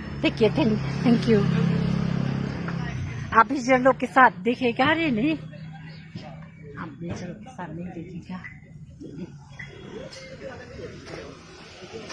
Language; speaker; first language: Hindi; non-native, local second language; Khasi